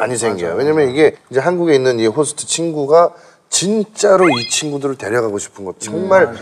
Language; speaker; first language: Korean; native; Korean